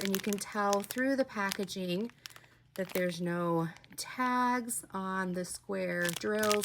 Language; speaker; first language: English; native; English